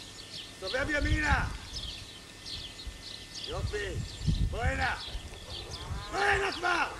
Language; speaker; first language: Hebrew; native; Hebrew